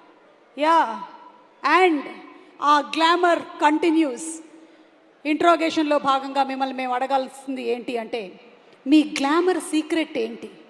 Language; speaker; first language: Telugu; native; Telugu